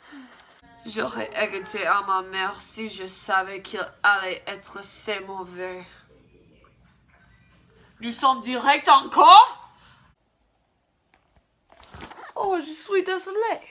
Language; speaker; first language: French; non-native, learner; English